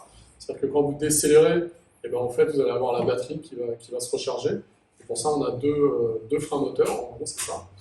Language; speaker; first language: French; native; French